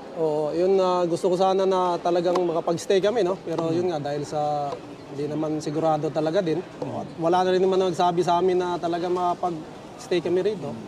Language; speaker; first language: Filipino; non-native, local second language; Cebuano